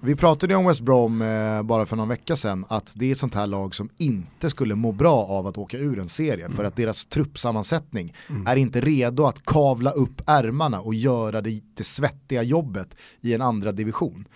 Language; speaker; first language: Swedish; native; Swedish